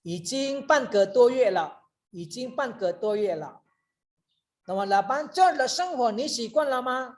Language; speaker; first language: Chinese; non-native, fluent; Indonesian